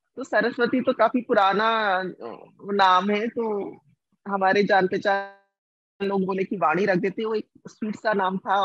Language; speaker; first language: Hindi; non-native, local second language; Odia